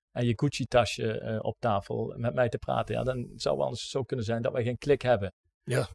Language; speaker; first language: Dutch; native; Dutch